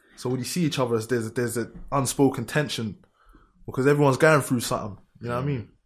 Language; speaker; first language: English; native; English